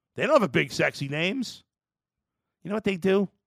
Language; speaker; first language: English; native; English